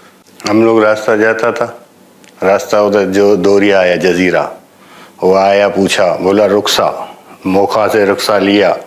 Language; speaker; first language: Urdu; non-native, local second language; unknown